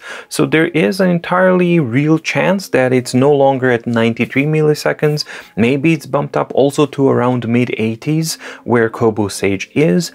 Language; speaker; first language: English; non-native, fluent; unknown